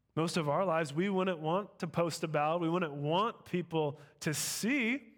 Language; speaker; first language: English; native; English